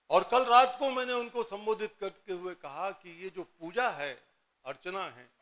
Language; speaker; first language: Hindi; native; Hindi